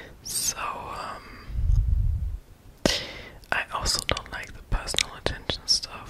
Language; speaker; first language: English; non-native, fluent; German